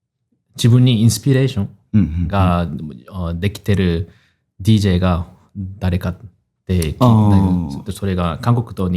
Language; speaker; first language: Japanese; non-native, fluent; Korean